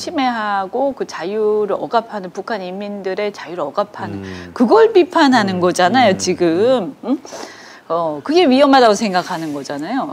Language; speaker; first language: Korean; native; Korean